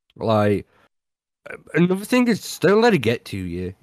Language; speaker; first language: English; native; English